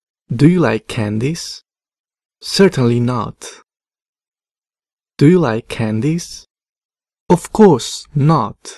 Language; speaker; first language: English; non-native, fluent; Spanish